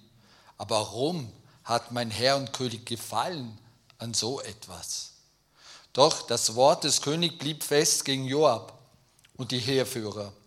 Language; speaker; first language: German; native; German